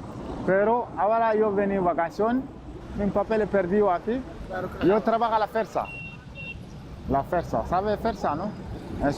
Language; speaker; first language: Spanish; non-native, learner; Bambara